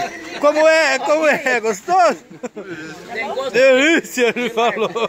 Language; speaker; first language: Portuguese; native; Portuguese